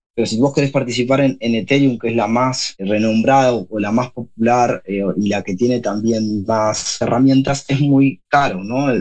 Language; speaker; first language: Spanish; native; Spanish